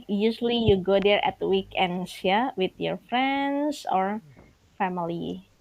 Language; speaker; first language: English; non-native, fluent; Indonesian